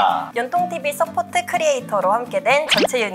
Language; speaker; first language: Korean; native; Korean